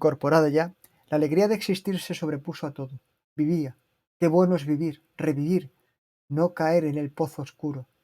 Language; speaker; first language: Spanish; native; Spanish